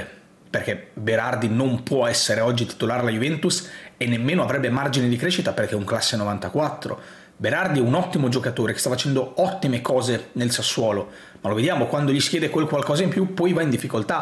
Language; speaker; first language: Italian; native; Italian